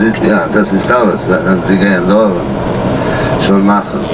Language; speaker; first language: German; non-native, learner; Portuguese